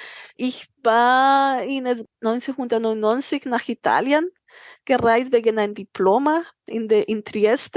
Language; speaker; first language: German; non-native, fluent; Spanish